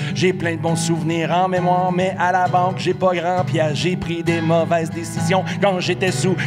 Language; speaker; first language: French; native; French